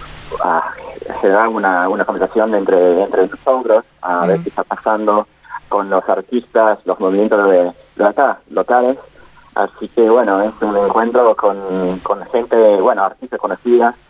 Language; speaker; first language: Spanish; non-native, fluent; English